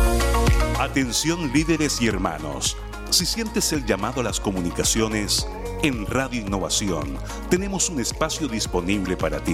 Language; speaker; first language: Spanish; native; Spanish